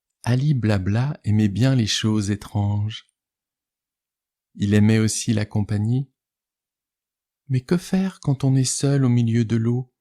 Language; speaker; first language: French; native; French